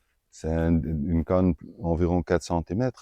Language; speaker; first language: French; non-native, local second language; Dutch